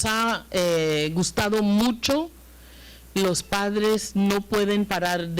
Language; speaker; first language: Spanish; non-native, fluent; English